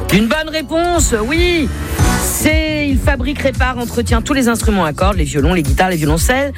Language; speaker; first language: French; native; French